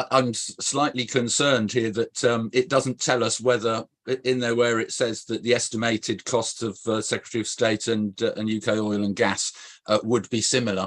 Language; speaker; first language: English; native; English